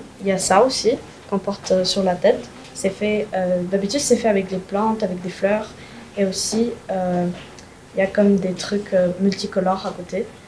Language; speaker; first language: French; non-native, local second language; English